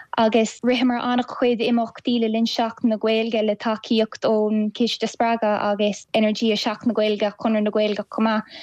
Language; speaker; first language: Irish; non-native, local second language; English